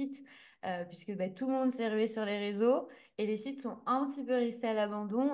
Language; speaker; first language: French; native; French